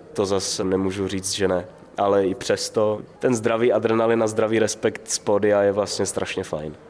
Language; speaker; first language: Czech; native; Czech